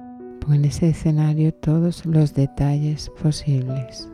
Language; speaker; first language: Spanish; native; Spanish